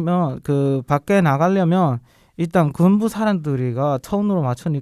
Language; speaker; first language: Korean; non-native, learner; Burmese